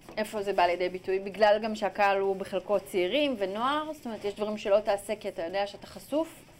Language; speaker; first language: Hebrew; native; Hebrew